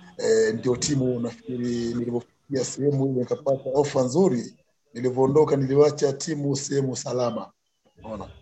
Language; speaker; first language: Swahili; non-native, local second language; Luyia